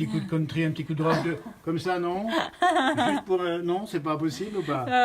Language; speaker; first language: French; native; French